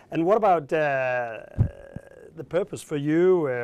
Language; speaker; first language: English; non-native, fluent; Danish